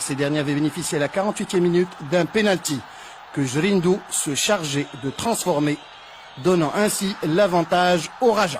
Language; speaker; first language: French; non-native, local second language; Arabic